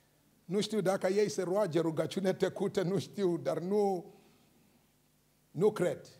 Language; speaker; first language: Romanian; non-native, learner; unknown